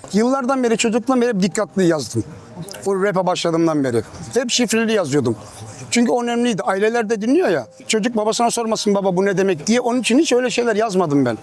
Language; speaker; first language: Turkish; early bilingual, heritage; Turkish